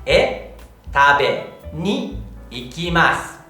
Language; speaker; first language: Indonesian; non-native, fluent; Japanese